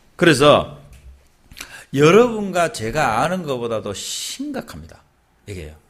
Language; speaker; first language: Korean; native; Korean